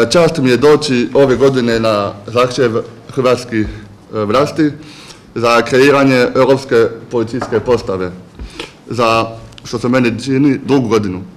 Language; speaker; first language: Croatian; non-native, fluent; French